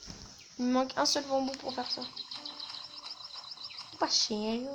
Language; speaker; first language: French; native; French